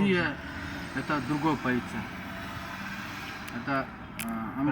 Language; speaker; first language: Russian; non-native, local second language; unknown